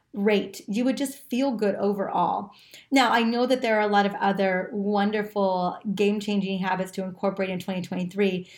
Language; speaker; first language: English; native; English